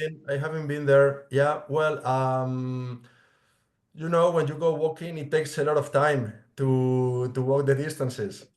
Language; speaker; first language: English; non-native, fluent; Spanish